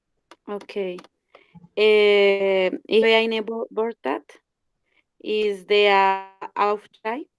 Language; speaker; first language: German; non-native, learner; Spanish